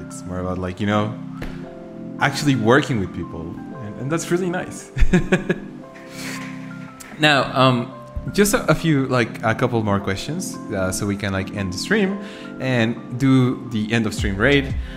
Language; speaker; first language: English; non-native, fluent; Spanish